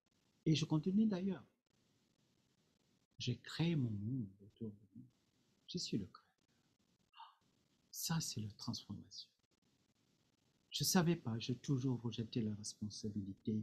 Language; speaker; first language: French; non-native, fluent; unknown